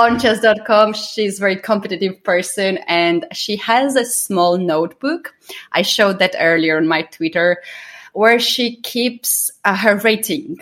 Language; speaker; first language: English; non-native, fluent; Georgian